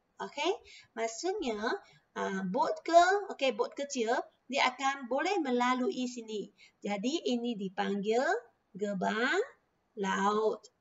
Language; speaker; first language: Malay; non-native, local second language; Chinese